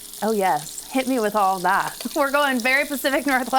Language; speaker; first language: English; native; English